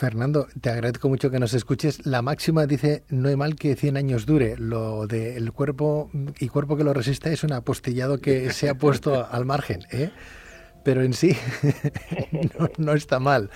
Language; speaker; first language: Spanish; native; Spanish